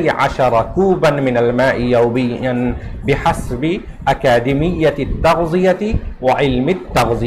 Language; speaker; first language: Arabic; non-native, fluent; Urdu